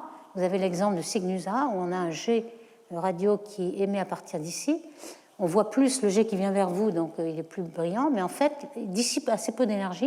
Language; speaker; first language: French; native; French